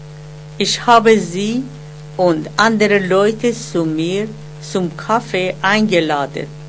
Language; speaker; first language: German; non-native, learner; Persian